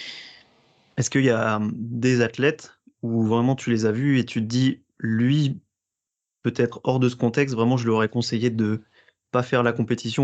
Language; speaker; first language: French; native; French